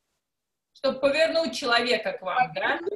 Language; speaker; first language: Russian; native; Russian